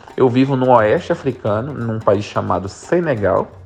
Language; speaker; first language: Portuguese; native; Portuguese